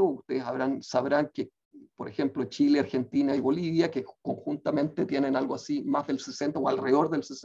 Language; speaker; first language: Spanish; native; Spanish